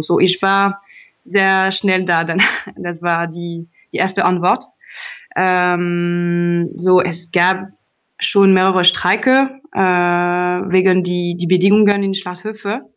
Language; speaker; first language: German; non-native, learner; French